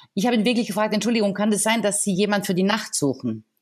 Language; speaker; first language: German; non-native, fluent; French